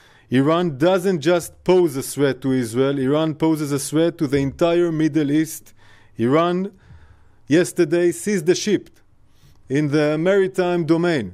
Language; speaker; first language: English; non-native, fluent; Hebrew